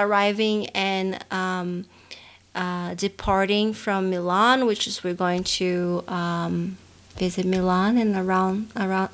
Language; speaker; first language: English; non-native, fluent; Portuguese